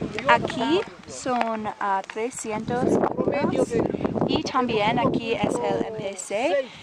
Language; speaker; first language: Spanish; non-native, learner; English